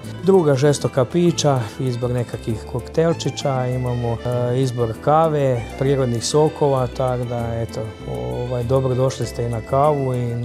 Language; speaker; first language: Croatian; native; Croatian